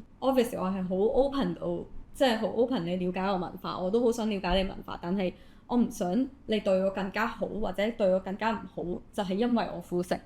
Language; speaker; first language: Cantonese; early bilingual, other home language; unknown